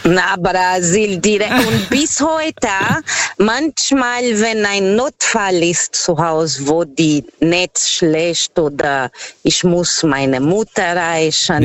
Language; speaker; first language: German; non-native, learner; Portuguese